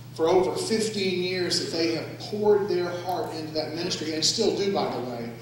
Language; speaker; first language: English; native; English